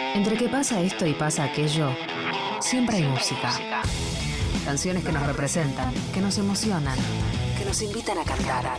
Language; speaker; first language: Spanish; native; Spanish